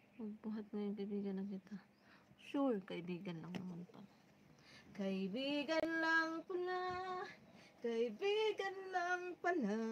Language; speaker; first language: Filipino; non-native, local second language; Waray